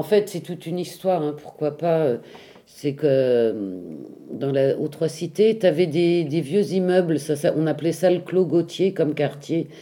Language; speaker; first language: French; native; French